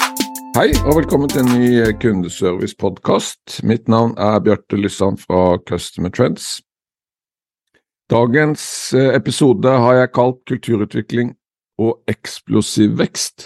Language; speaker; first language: Norwegian; native; Norwegian